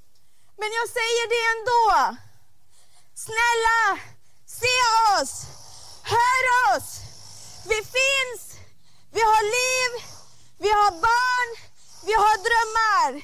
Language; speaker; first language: Swedish; non-native, fluent; Arabic